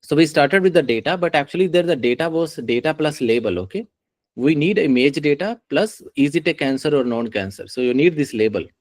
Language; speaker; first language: English; non-native, local second language; Punjabi